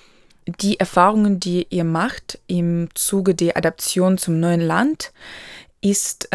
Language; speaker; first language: German; non-native, local second language; Ukrainian